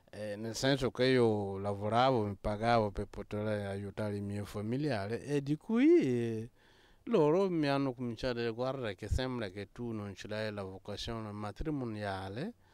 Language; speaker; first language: Italian; non-native, fluent; Mossi